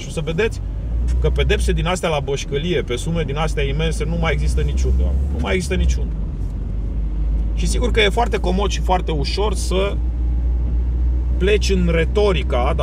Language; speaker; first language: Romanian; native; Romanian